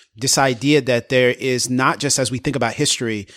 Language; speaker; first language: English; early bilingual, other home language; Yoruba